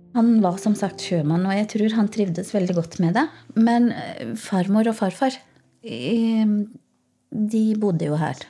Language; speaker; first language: Norwegian; early bilingual, other home language; Portuguese